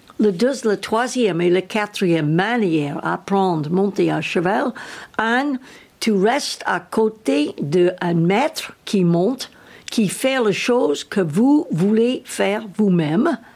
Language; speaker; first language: French; non-native, learner; English